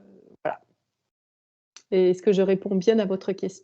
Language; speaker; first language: French; native; French